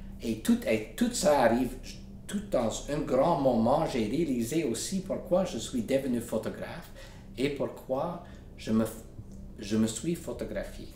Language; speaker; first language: French; non-native, local second language; English